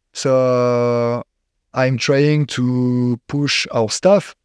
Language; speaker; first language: English; non-native, fluent; French